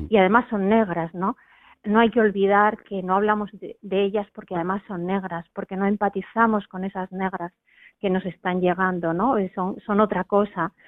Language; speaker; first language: Spanish; native; Spanish